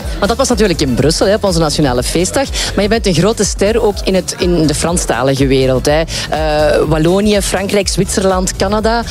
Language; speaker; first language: Dutch; native; Dutch